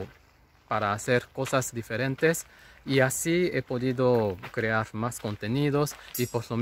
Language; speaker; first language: Spanish; non-native, fluent; Japanese